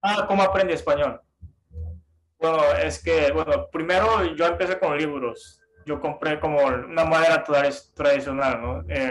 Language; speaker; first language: Spanish; non-native, fluent; Japanese